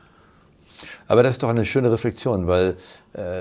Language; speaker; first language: German; native; German